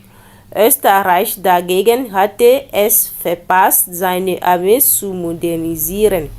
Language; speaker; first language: German; non-native, learner; French